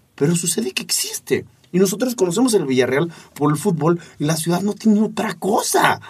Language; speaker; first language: Spanish; native; Spanish